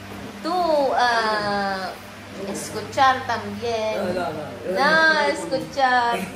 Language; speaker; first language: Spanish; non-native, learner; Filipino